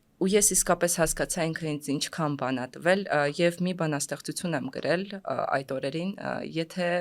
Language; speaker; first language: Armenian; non-native, fluent; Russian